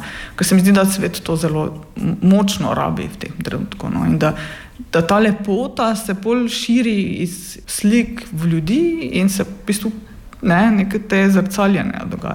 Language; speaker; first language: Slovenian; native; Slovenian